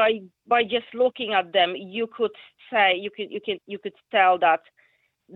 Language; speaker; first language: English; non-native, fluent; Polish